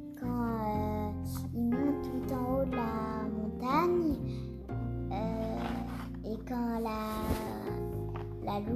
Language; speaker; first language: French; early bilingual, heritage; French